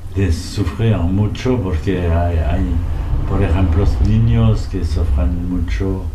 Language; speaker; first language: Spanish; non-native, learner; French